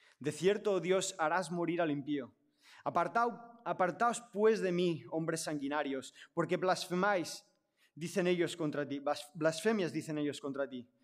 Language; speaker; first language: Spanish; non-native, local second language; Catalan